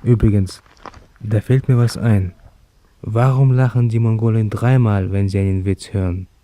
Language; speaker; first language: German; native; German